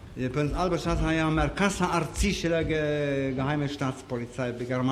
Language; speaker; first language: Hebrew; non-native, fluent; German